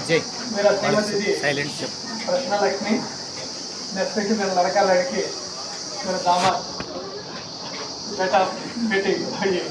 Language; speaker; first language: Hindi; non-native, local second language; Telugu